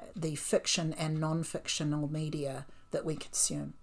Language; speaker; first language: English; native; English